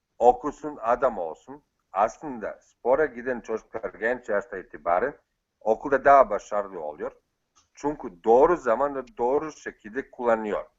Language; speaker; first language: Turkish; non-native, fluent; Bosnian